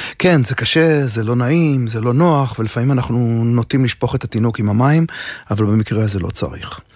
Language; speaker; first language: Hebrew; native; Hebrew